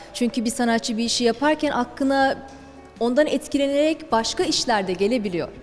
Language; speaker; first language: Turkish; native; Turkish